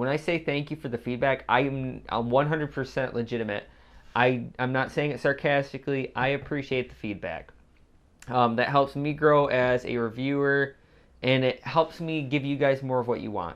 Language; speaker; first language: English; native; English